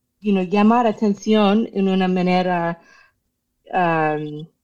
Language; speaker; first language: Spanish; non-native, fluent; English